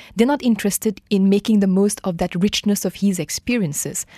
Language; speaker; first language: English; non-native, fluent; Morisyen